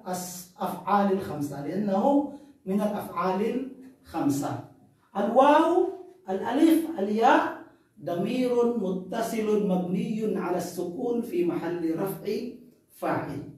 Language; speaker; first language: Arabic; non-native, fluent; Filipino